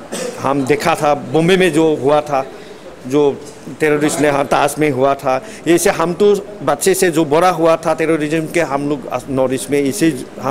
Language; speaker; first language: Hindi; non-native, local second language; Assamese